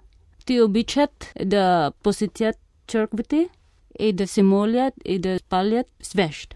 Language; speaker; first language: Bulgarian; non-native, fluent; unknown